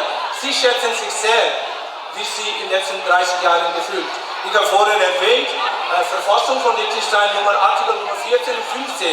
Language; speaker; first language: German; non-native, fluent; Tibetan